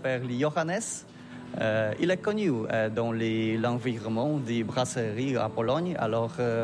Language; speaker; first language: French; non-native, learner; Polish